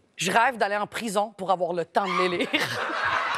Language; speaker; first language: French; native; French